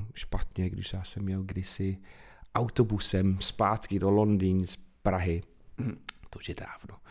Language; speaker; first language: Czech; non-native, fluent; English